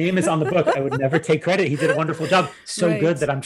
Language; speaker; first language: English; native; English